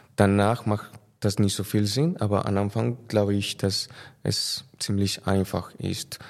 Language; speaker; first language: German; non-native, fluent; Spanish